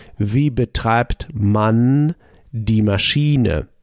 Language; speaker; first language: German; native; German